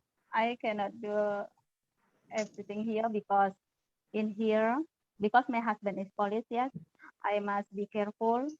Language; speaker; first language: English; non-native, learner; Indonesian